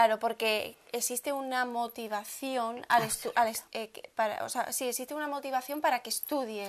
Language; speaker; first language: Spanish; native; Spanish